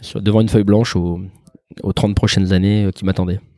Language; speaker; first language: French; native; French